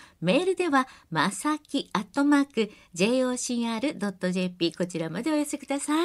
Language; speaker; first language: Japanese; native; Japanese